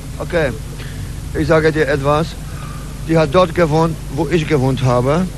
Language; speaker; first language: German; non-native, learner; Polish